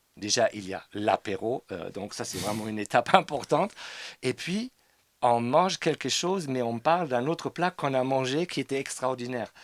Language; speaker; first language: French; non-native, fluent; German